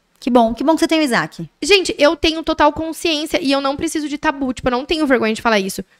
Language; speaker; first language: Portuguese; native; Portuguese